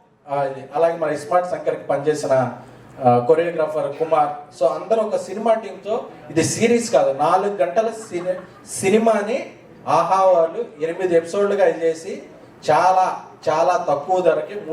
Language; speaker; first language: Telugu; native; Telugu